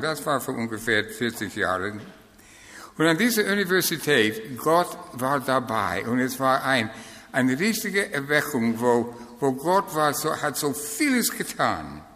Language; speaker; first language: German; non-native, fluent; English